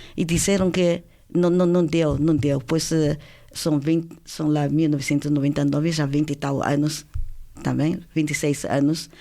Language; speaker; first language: Portuguese; non-native, fluent; Chinese